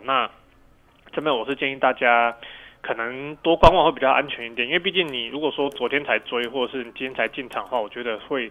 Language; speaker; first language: Chinese; native; Chinese